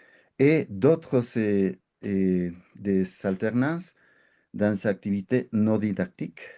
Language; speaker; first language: French; non-native, fluent; Spanish